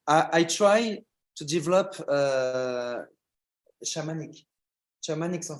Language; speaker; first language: English; non-native, learner; French